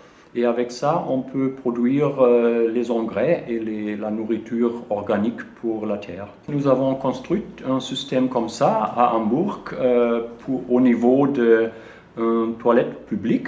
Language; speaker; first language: French; non-native, learner; German